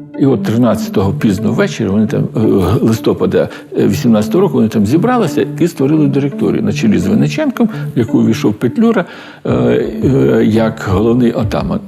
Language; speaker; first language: Ukrainian; native; Ukrainian